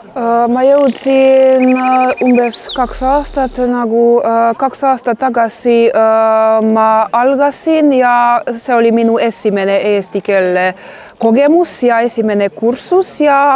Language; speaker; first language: Estonian; non-native, learner; Croatian